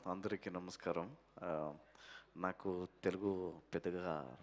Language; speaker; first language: Telugu; non-native, learner; Kannada